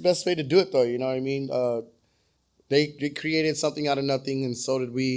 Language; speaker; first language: English; native; English